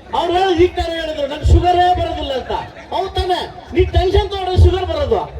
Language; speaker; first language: Kannada; native; Kannada